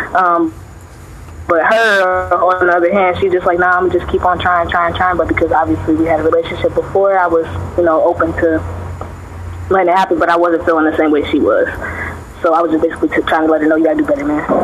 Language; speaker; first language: English; native; English